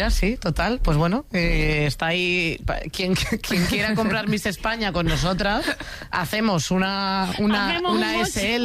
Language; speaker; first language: Spanish; native; Spanish